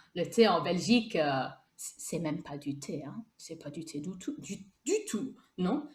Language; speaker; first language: French; native; French